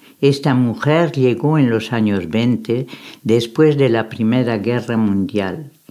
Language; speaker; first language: Spanish; native; Spanish